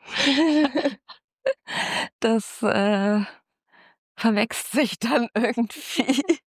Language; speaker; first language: German; native; German